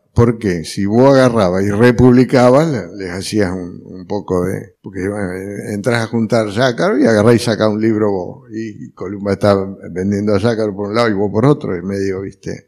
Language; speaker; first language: Spanish; early bilingual, other home language; Italian